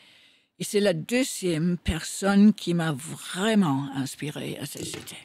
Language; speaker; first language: French; non-native, fluent; Danish